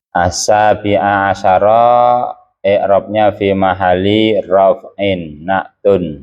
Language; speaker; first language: Arabic; non-native, fluent; Indonesian